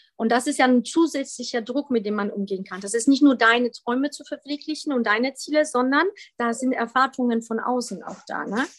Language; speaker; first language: German; early bilingual, other home language; Polish